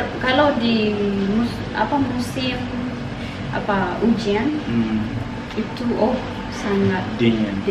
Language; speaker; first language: Indonesian; non-native, learner; Amharic